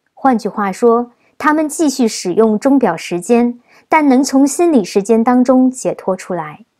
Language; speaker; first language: Chinese; native; Chinese